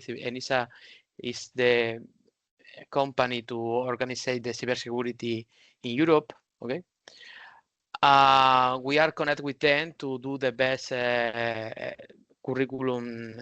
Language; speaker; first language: English; non-native, learner; Spanish